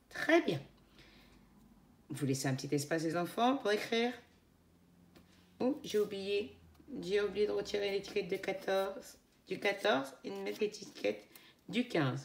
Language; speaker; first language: French; native; French